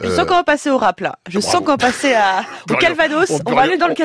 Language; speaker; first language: French; native; French